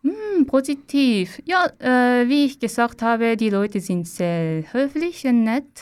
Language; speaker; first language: German; non-native, learner; Japanese